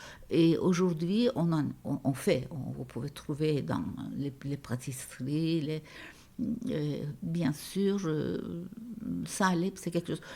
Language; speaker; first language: French; non-native, fluent; Turkish